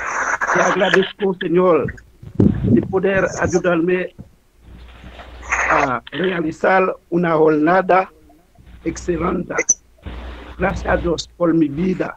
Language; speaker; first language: Spanish; non-native, learner; Haitian Creole